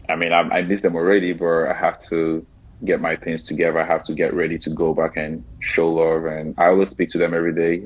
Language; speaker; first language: English; non-native, local second language; Igbo